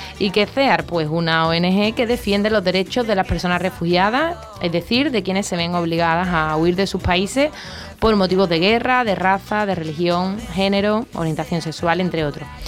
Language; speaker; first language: Spanish; native; Spanish